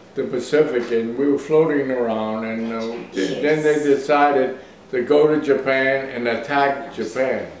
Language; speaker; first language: English; native; English